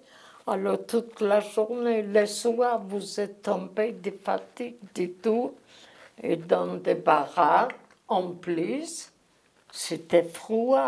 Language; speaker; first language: French; non-native, learner; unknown